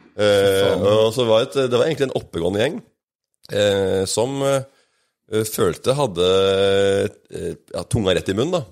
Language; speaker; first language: Norwegian; native; Norwegian